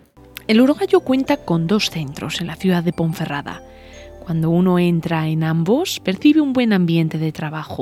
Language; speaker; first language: Spanish; native; Spanish